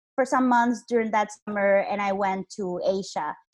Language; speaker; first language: English; non-native, fluent; Spanish